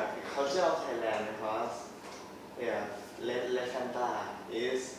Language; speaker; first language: English; non-native, learner; Thai